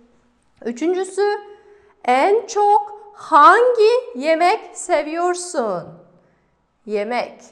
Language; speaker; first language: Turkish; non-native, fluent; Kazakh